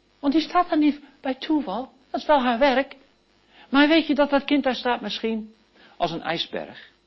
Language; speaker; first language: Dutch; early bilingual, heritage; Dutch